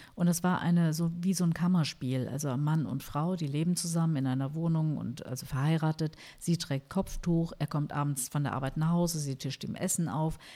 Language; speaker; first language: German; early bilingual, other home language; Turkish